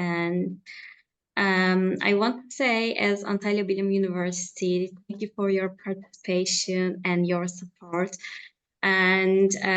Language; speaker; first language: English; non-native, fluent; Turkish